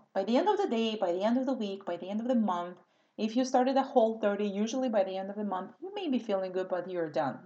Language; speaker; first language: English; non-native, fluent; Russian